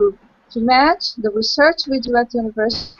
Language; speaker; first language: English; non-native, local second language; Portuguese